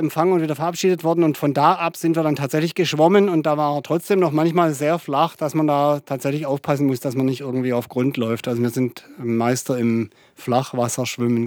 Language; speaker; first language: German; native; German